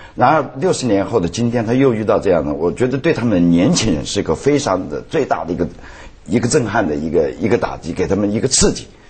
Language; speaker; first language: Chinese; native; Chinese